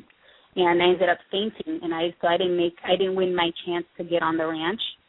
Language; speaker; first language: English; native; English